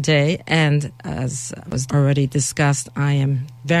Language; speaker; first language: English; native; English